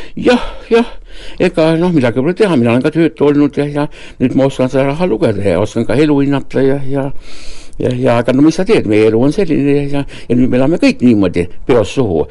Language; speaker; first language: Estonian; native; Estonian